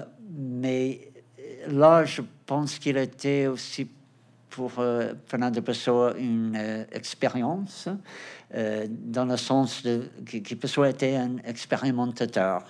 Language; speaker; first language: French; non-native, fluent; Portuguese